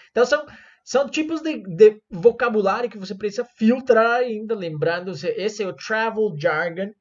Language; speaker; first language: Portuguese; non-native, fluent; Spanish